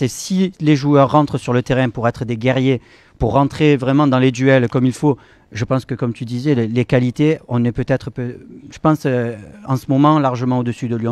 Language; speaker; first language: French; native; French